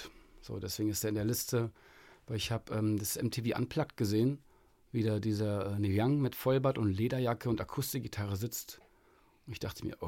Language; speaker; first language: German; native; German